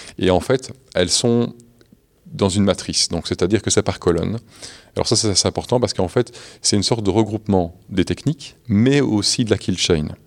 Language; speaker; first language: French; native; French